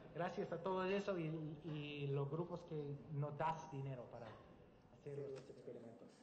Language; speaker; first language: Spanish; non-native, learner; English